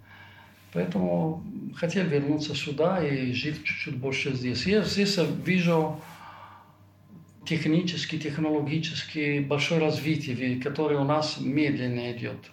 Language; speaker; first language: Russian; non-native, fluent; Italian